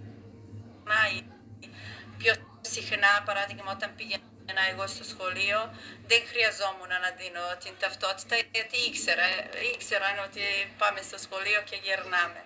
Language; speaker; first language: Greek; non-native, fluent; Serbian